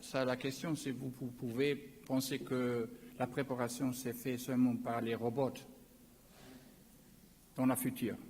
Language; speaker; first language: French; non-native, learner; German